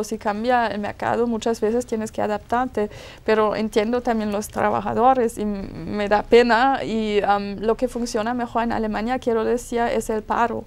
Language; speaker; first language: Spanish; non-native, fluent; German